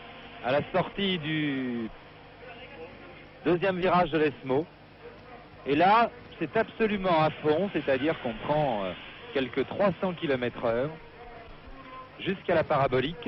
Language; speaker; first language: French; native; French